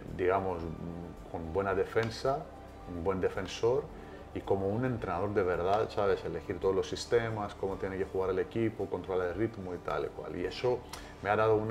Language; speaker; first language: Spanish; non-native, fluent; Greek